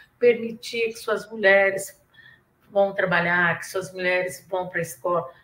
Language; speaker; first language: Portuguese; native; Portuguese